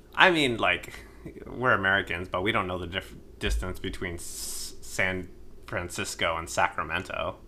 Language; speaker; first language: English; native; English